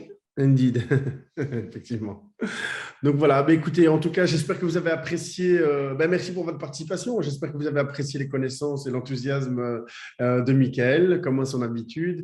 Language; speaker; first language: French; native; French